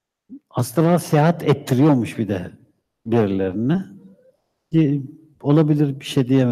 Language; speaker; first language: Turkish; native; Turkish